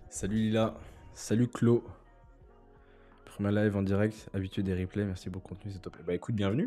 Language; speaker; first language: French; native; French